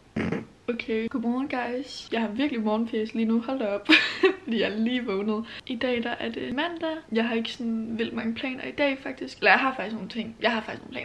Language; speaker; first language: Danish; native; Danish